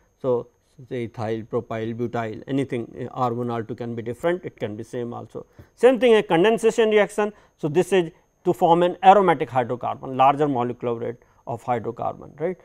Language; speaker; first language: English; non-native, local second language; Hindi